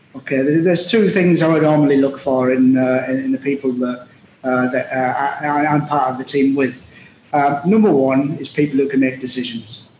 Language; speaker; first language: English; native; English